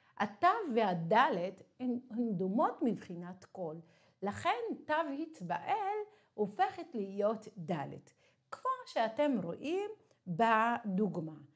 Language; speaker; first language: Hebrew; non-native, local second language; Arabic